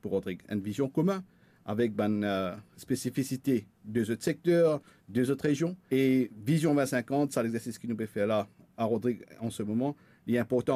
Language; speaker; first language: French; non-native, local second language; Morisyen